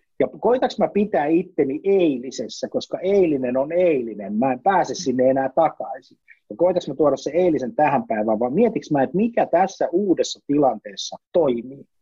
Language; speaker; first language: Finnish; native; Finnish